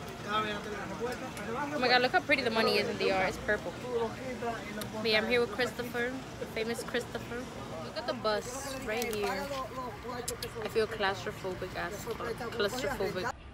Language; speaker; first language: English; early bilingual, other home language; Spanish